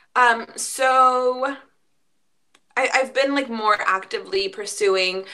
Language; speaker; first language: English; early bilingual, other home language; Spanish